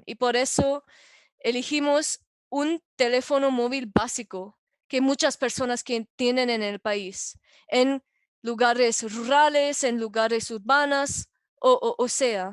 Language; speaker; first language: Spanish; non-native, fluent; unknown